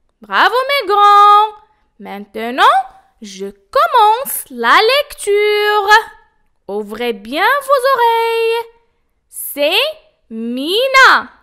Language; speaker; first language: French; non-native, local second language; Arabic